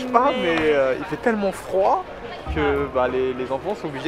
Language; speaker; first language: French; native; French